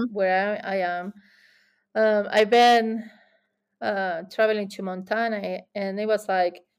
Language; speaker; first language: English; non-native, fluent; Spanish